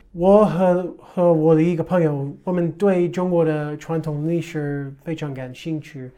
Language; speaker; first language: Chinese; non-native, fluent; English